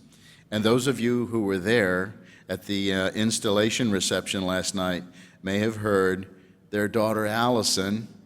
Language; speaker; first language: English; native; English